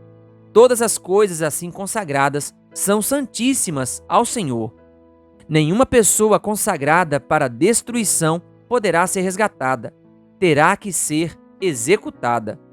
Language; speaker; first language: Portuguese; native; Portuguese